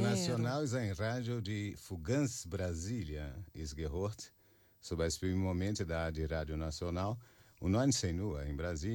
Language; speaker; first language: German; non-native, learner; Portuguese